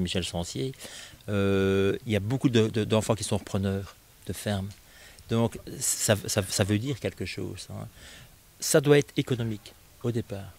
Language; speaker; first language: French; native; French